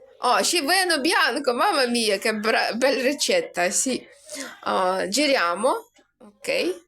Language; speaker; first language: Italian; non-native, learner; Ukrainian